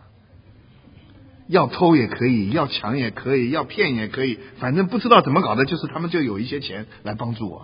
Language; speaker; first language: Chinese; native; Chinese